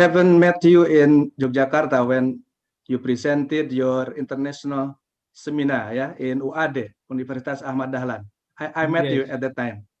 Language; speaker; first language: English; non-native, fluent; Indonesian